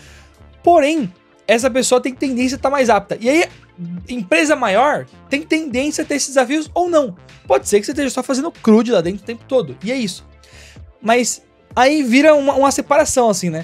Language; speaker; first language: Portuguese; native; Portuguese